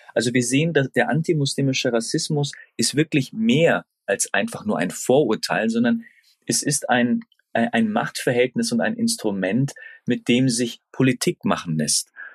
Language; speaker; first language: German; early bilingual, other home language; Turkish